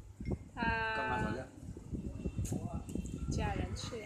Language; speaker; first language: Chinese; non-native, learner; Vietnamese